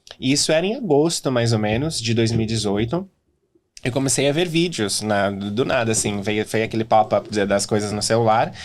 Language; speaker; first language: Portuguese; native; Portuguese